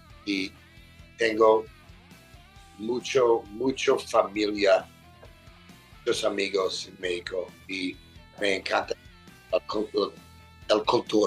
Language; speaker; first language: Spanish; non-native, learner; English